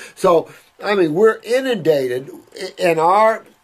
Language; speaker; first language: English; native; English